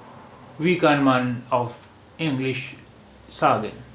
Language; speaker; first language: German; non-native, learner; Urdu